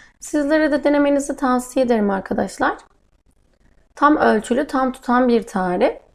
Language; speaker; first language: Turkish; native; Turkish